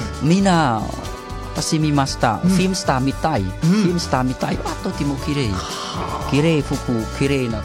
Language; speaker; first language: Japanese; non-native, learner; Khmer